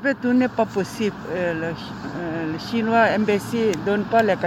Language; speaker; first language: French; non-native, learner; Tibetan